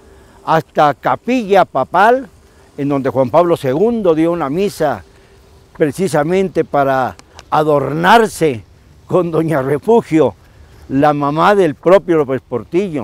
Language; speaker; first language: Spanish; native; Spanish